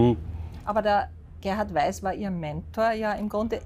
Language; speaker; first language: German; native; German